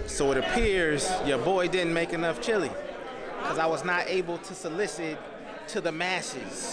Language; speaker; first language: English; native; English